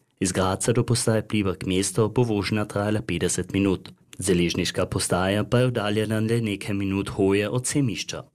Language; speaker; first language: Slovenian; early bilingual, heritage; Slovenian